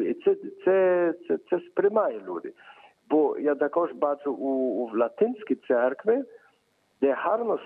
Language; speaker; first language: Ukrainian; early bilingual, heritage; Ukrainian